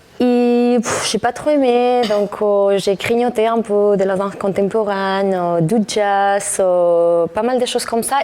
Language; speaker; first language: French; non-native, fluent; Spanish